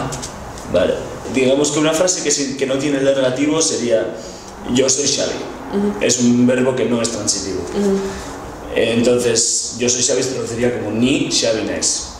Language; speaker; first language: Spanish; non-native, local second language; Basque